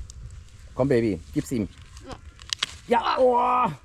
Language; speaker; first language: German; native; German